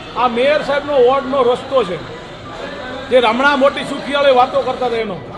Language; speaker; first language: Gujarati; native; Gujarati